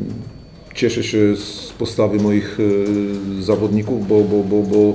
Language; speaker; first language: Polish; native; Polish